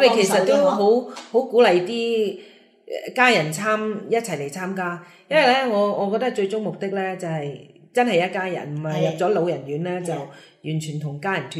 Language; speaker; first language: Cantonese; native; Cantonese